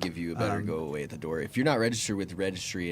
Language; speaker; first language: English; native; English